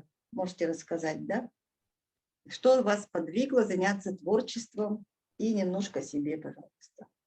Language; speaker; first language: Russian; native; Russian